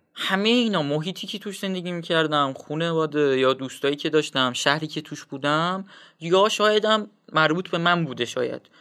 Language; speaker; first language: Persian; non-native, local second language; Azerbaijani